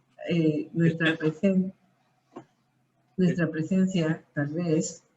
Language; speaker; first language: Spanish; early bilingual, heritage; Spanish